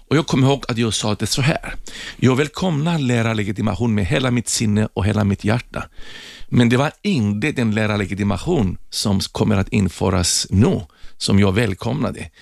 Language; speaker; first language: Swedish; non-native, fluent; Greek